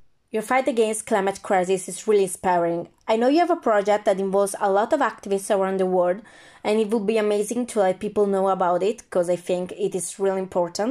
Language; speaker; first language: English; non-native, fluent; Italian